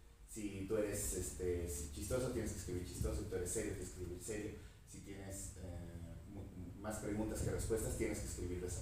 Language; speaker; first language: Spanish; native; Spanish